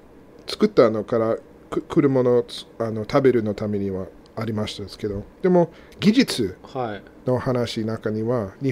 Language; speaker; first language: Japanese; non-native, fluent; English